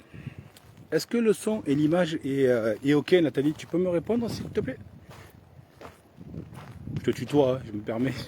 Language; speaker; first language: French; native; French